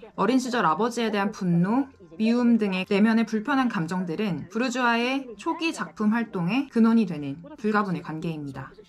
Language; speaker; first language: Korean; native; Korean